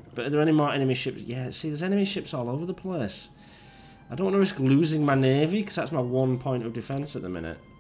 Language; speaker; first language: English; native; English